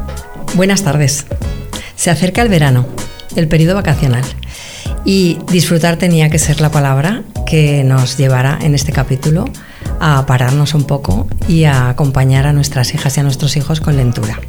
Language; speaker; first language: Spanish; native; Spanish